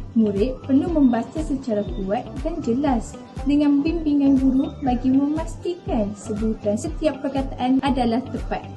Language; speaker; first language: Malay; native; Malay